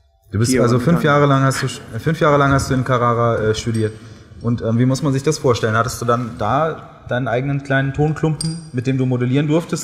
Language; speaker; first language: German; native; German